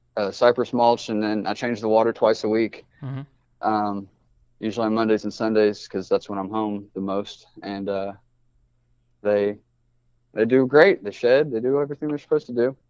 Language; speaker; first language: English; native; English